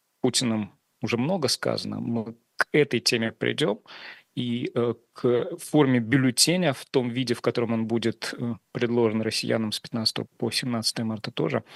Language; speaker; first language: Russian; native; Russian